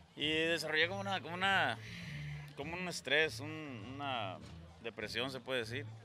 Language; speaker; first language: Spanish; native; Spanish